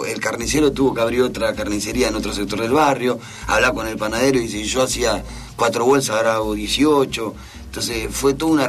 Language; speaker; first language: Spanish; native; Spanish